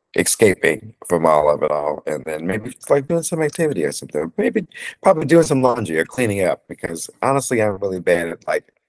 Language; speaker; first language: English; native; English